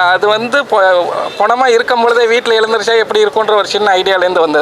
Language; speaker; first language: Tamil; native; Tamil